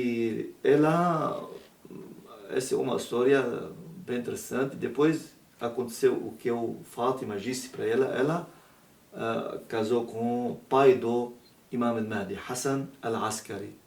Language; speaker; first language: Portuguese; non-native, learner; Arabic